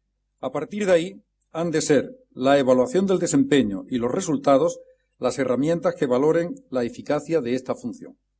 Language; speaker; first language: Spanish; native; Spanish